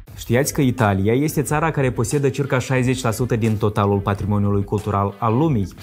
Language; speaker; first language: Romanian; native; Romanian